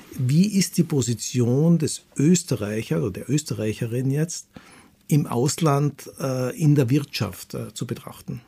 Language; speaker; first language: German; native; German